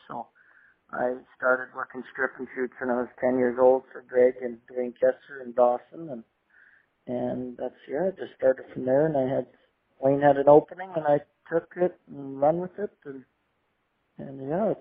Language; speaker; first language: English; native; English